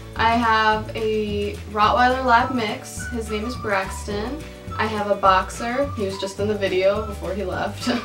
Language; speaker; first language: English; native; English